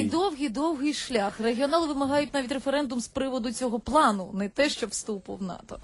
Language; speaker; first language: Ukrainian; native; Ukrainian